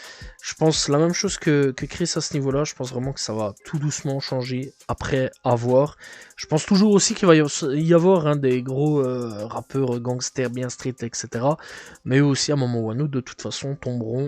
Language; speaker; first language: French; native; French